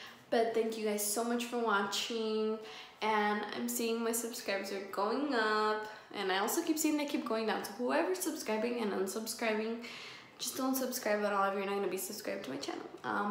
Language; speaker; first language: English; early bilingual, other home language; Spanish